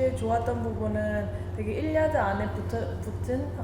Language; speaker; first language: Korean; early bilingual, heritage; Korean